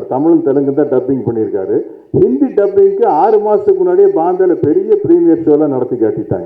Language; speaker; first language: Tamil; native; Tamil